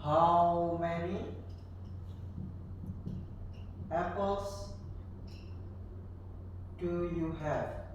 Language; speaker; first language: English; non-native, learner; Indonesian